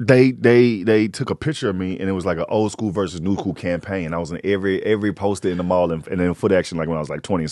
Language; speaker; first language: English; native; English